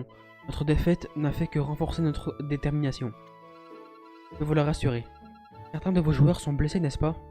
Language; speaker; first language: French; native; French